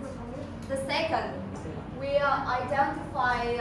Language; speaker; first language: English; non-native, learner; Vietnamese